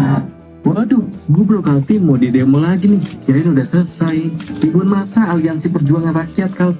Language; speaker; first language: Indonesian; native; Indonesian